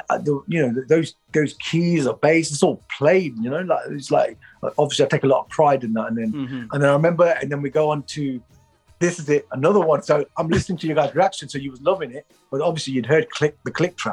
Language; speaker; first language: English; native; English